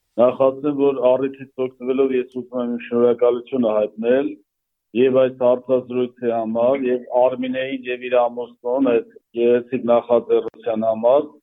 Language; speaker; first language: Armenian; native; Armenian